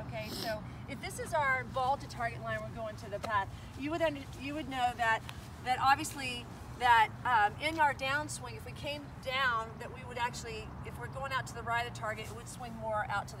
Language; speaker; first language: English; native; English